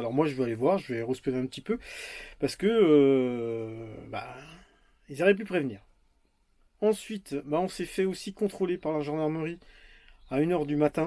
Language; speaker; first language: French; native; French